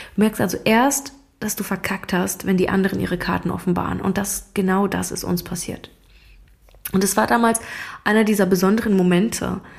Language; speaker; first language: German; early bilingual, other home language; Russian